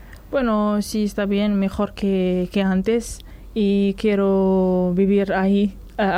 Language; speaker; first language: Spanish; non-native, learner; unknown